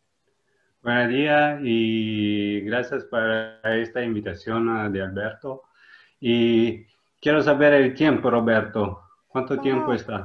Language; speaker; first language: Spanish; non-native, learner; Italian